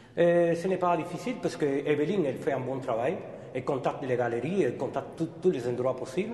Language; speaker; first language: French; non-native, fluent; Spanish